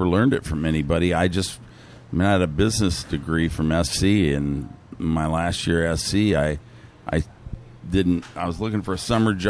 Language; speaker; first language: English; native; English